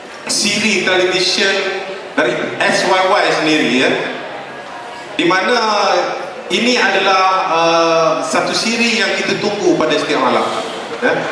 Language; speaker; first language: Malay; native; Malay